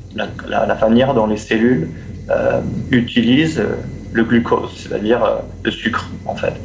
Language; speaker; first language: French; native; French